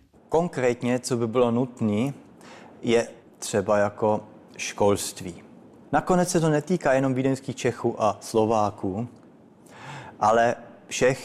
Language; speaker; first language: Czech; early bilingual, heritage; Czech